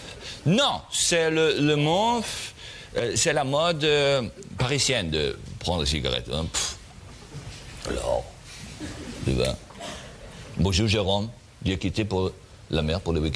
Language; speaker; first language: French; non-native, learner; German